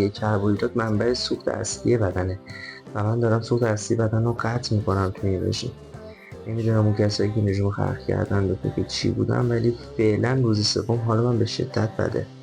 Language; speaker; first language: Persian; native; Persian